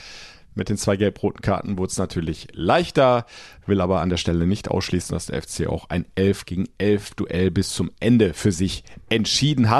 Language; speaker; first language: German; native; German